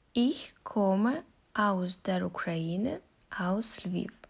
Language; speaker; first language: German; non-native, learner; Ukrainian